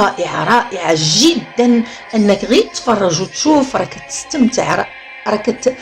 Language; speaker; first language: Arabic; native; Arabic